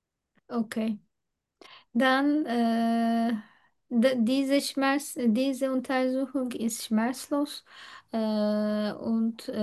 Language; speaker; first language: German; non-native, learner; Turkish